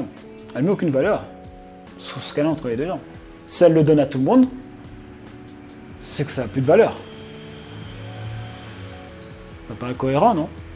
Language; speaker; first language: French; native; French